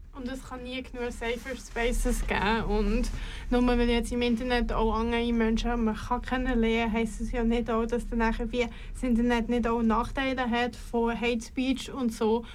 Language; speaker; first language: German; native; German